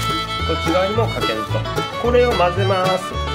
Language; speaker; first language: Japanese; native; Japanese